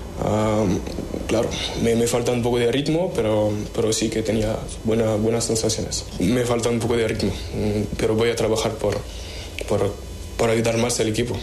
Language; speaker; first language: Spanish; non-native, learner; French